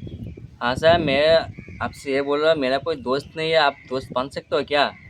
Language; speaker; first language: Hindi; non-native, local second language; Bangla